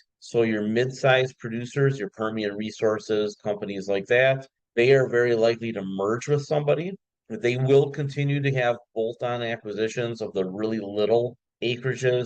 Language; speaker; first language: English; native; English